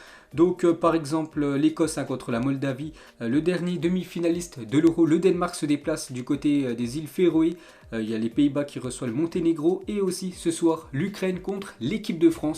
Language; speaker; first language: French; native; French